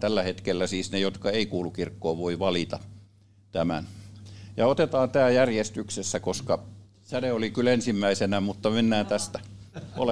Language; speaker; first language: Finnish; native; Finnish